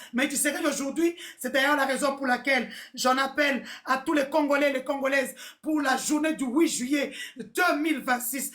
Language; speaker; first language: French; non-native, local second language; Lingala